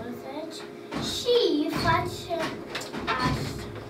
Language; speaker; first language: Romanian; early bilingual, heritage; English